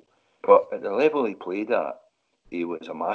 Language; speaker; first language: English; native; English